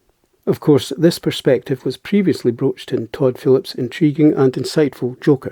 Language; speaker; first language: English; native; English